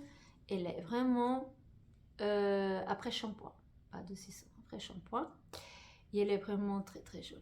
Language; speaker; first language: French; non-native, fluent; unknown